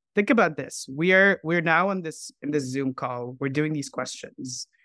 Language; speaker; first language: English; non-native, fluent; Arabic